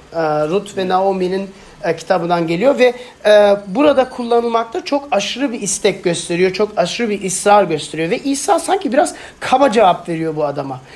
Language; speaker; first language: Turkish; non-native, fluent; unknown